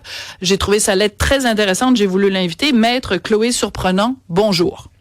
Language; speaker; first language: French; native; French